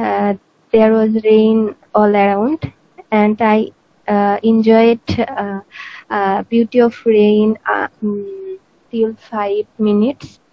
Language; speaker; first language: English; non-native, learner; Bangla